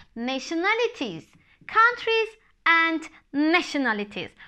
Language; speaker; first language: English; non-native, fluent; Turkish